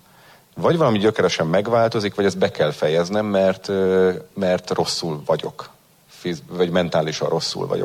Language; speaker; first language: Hungarian; native; Hungarian